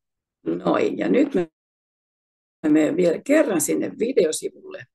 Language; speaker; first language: Finnish; native; Finnish